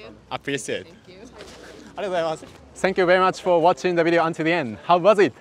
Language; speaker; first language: English; non-native, learner; Japanese